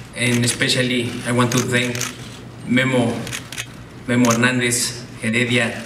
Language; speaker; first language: English; non-native, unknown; Spanish